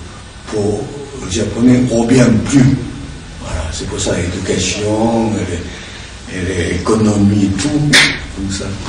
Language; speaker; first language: French; non-native, learner; Japanese